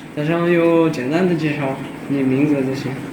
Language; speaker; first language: Chinese; non-native, learner; French